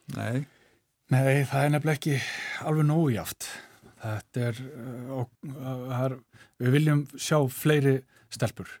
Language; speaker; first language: Icelandic; native; Icelandic